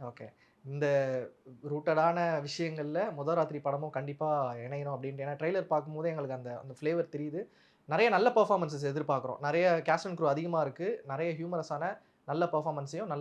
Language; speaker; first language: Tamil; native; Tamil